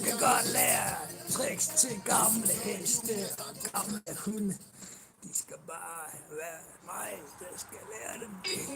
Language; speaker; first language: Danish; non-native, local second language; Kalaallisut